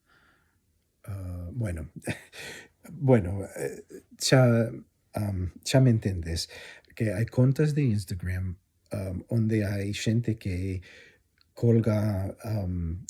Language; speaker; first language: Galician; non-native, fluent; English